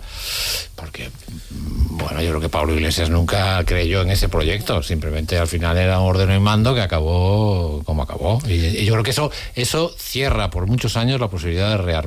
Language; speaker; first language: Spanish; native; Spanish